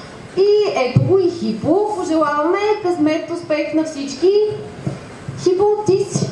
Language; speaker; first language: Bulgarian; native; Bulgarian